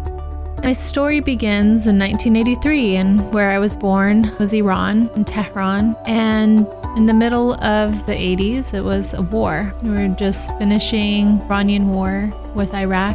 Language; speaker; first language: English; native; English